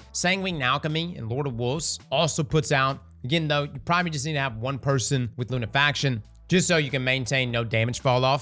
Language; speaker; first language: English; native; English